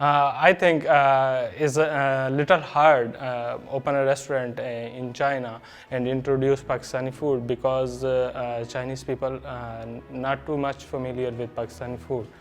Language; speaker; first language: English; non-native, learner; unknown